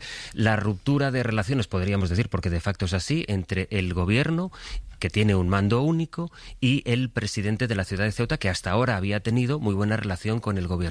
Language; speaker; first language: Spanish; native; Spanish